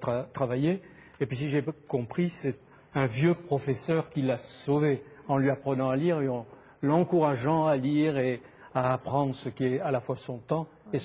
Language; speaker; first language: French; native; French